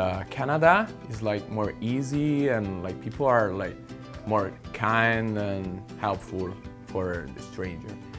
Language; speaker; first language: English; non-native, learner; Italian